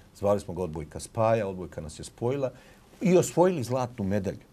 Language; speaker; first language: Serbian; native; Serbian